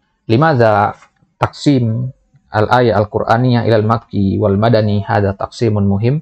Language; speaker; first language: Arabic; non-native, fluent; Indonesian